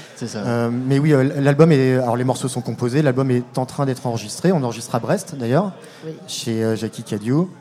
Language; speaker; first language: French; native; French